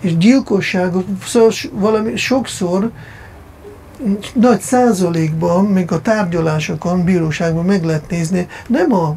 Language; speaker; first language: Hungarian; non-native, fluent; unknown